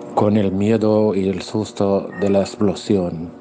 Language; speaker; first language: Spanish; non-native, fluent; Arabic